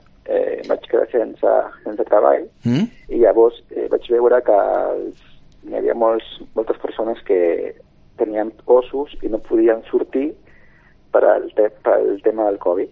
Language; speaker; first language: Catalan; non-native, local second language; Spanish